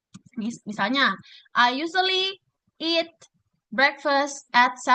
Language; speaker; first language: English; non-native, fluent; Indonesian